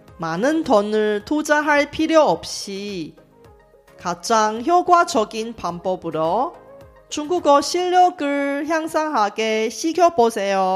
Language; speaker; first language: Korean; non-native, fluent; Chinese